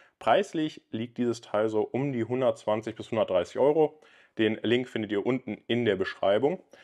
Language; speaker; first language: German; native; German